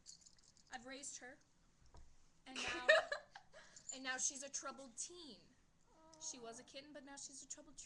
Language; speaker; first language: English; native; English